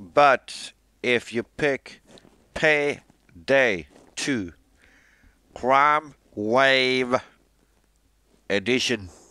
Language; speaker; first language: English; non-native, fluent; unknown